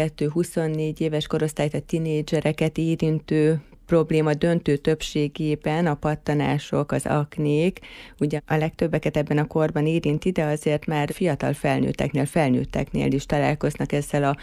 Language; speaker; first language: Hungarian; native; Hungarian